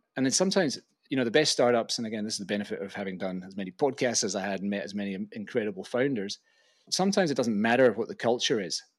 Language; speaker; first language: English; native; English